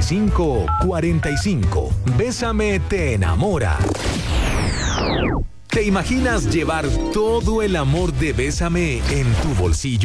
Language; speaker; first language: Spanish; native; Spanish